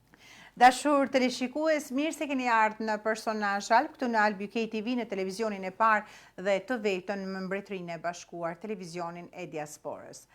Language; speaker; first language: Albanian; native; Albanian